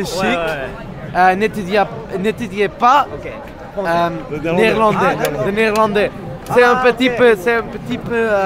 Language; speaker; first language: French; non-native, learner; Japanese